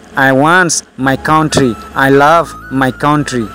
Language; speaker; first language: English; non-native, local second language; Rohingya